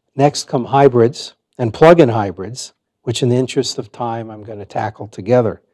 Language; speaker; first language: English; native; English